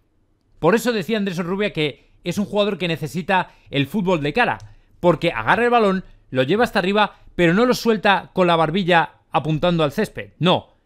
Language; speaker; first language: Spanish; native; Spanish